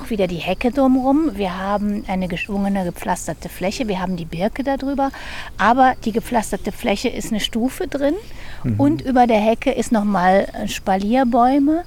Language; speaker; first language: German; native; German